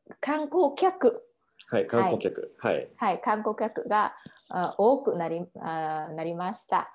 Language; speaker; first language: Japanese; non-native, learner; Vietnamese